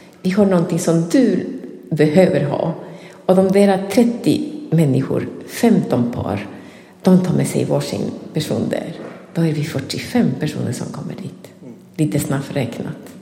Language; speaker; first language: Swedish; non-native, fluent; Spanish